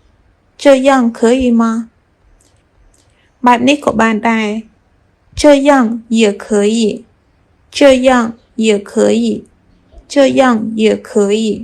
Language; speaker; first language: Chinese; non-native, learner; Khmer